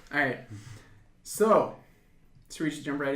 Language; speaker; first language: English; native; English